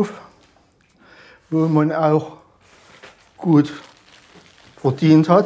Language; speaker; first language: German; native; German